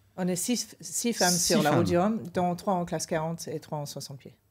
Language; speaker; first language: French; non-native, fluent; English